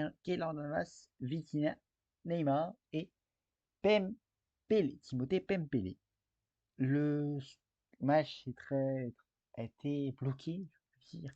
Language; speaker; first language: French; native; French